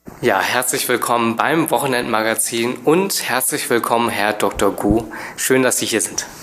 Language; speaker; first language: German; native; German